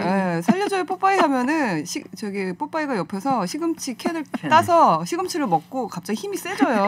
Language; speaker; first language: Korean; native; Korean